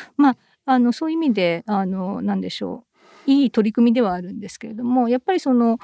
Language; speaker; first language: Japanese; native; Japanese